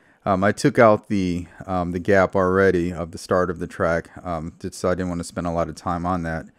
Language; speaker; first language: English; native; English